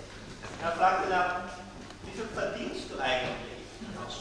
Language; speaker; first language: German; non-native, learner; Czech